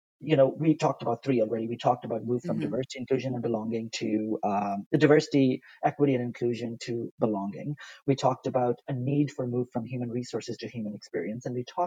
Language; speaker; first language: English; non-native, local second language; Urdu